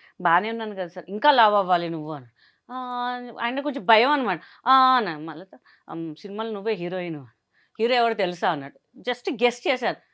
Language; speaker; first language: Telugu; non-native, local second language; Hindi